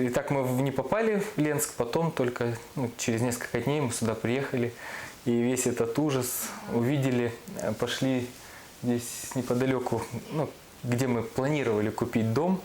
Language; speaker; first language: Russian; native; Russian